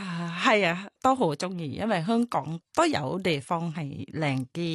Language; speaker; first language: Cantonese; non-native, learner; Thai